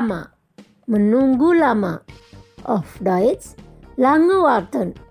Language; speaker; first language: German; non-native, fluent; Indonesian